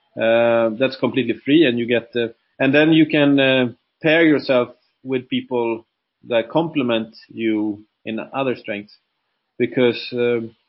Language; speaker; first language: English; non-native, fluent; Swedish